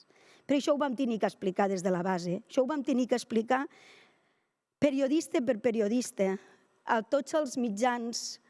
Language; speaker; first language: Catalan; native; Catalan